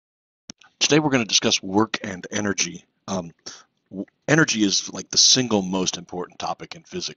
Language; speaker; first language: English; native; English